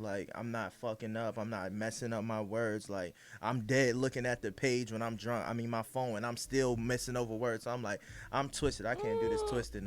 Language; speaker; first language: English; native; English